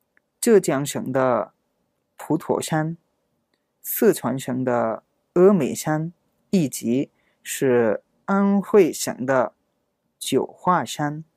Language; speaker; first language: Chinese; non-native, fluent; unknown